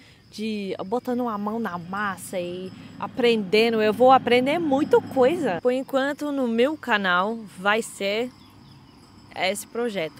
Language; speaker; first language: Portuguese; non-native, fluent; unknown